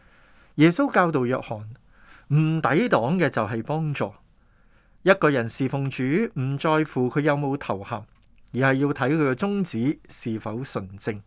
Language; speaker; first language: Chinese; non-native, local second language; Cantonese